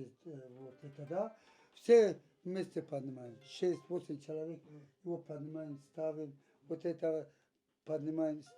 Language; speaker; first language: Russian; non-native, learner; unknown